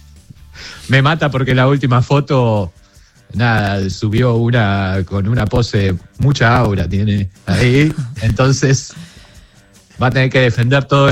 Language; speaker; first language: Spanish; native; Spanish